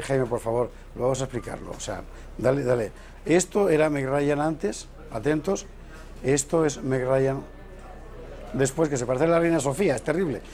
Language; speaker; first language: Spanish; native; Spanish